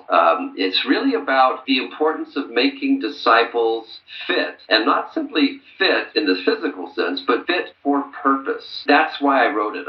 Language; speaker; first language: English; native; English